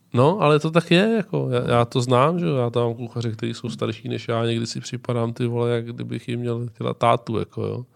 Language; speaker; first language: Czech; native; Czech